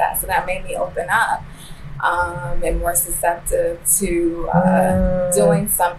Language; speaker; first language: English; native; English